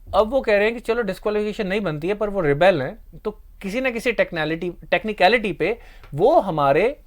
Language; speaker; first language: Hindi; non-native, local second language; Punjabi